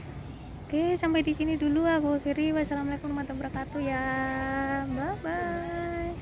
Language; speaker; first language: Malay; non-native, local second language; Javanese